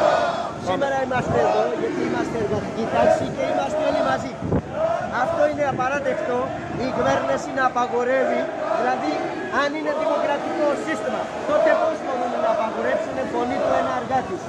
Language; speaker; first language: Greek; non-native, learner; Urdu